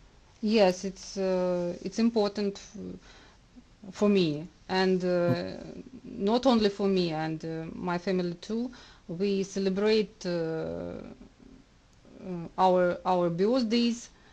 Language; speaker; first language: English; non-native, learner; Russian